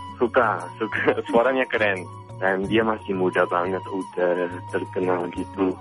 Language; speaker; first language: Indonesian; non-native, fluent; English